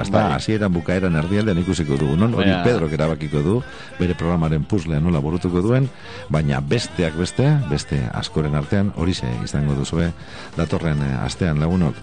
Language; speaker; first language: Basque; native; Basque